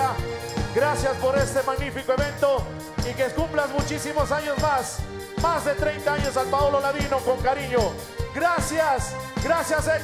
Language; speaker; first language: Spanish; native; Spanish